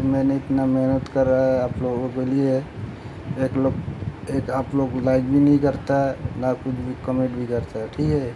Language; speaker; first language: Hindi; non-native, fluent; Bangla